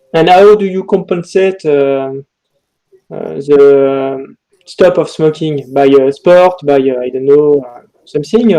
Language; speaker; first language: English; non-native, learner; French